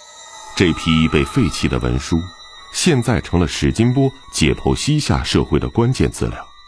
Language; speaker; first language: Chinese; native; Chinese